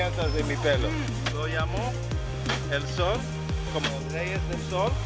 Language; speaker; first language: Spanish; non-native, learner; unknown